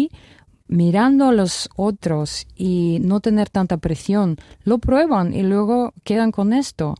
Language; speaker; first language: Spanish; non-native, fluent; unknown